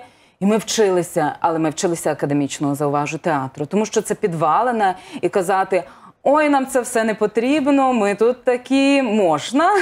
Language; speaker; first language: Ukrainian; native; Ukrainian